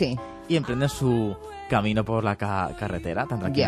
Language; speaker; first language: Spanish; native; Spanish